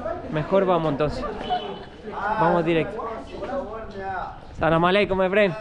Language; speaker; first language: Spanish; native; Spanish